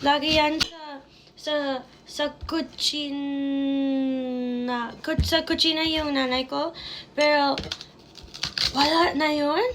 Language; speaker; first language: Filipino; early bilingual, heritage; Filipino